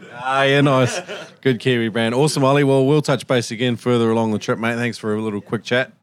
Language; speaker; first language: English; native; English